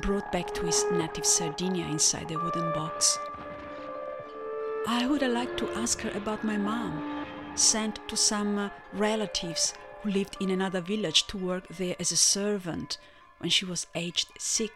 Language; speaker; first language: English; non-native, fluent; Italian